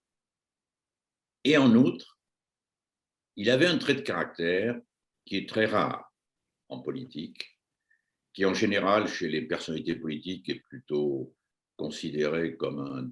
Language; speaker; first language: French; native; French